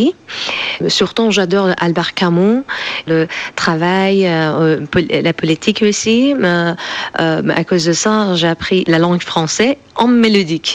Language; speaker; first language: French; non-native, learner; Persian